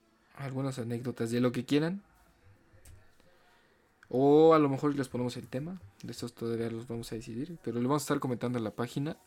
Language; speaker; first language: Spanish; native; Spanish